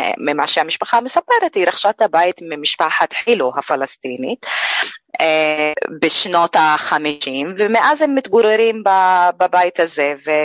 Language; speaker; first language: Hebrew; non-native, local second language; Arabic